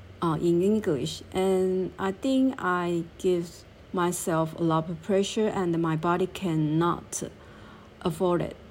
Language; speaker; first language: English; non-native, learner; Chinese